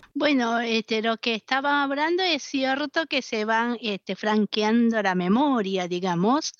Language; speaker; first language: Spanish; non-native, fluent; Japanese